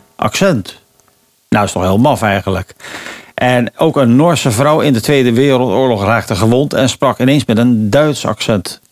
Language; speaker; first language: Dutch; native; Dutch